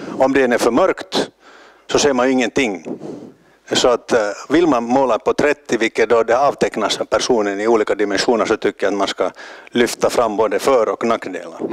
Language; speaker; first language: Swedish; native; Swedish